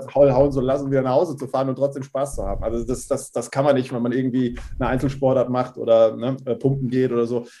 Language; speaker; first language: German; non-native, fluent; Czech